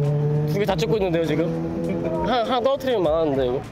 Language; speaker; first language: Korean; native; Korean